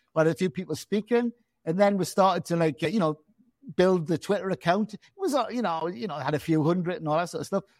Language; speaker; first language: English; native; English